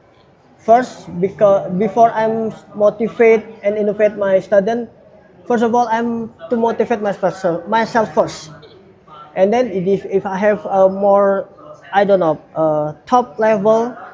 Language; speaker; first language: English; non-native, learner; Indonesian